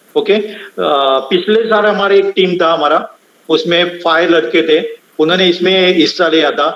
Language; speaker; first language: Hindi; non-native, local second language; Marathi